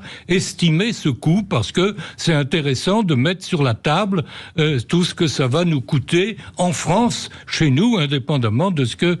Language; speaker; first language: French; native; French